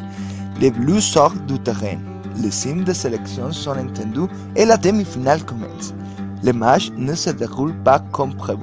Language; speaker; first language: French; non-native, learner; Spanish